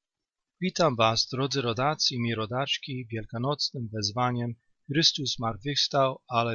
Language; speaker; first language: Polish; native; Polish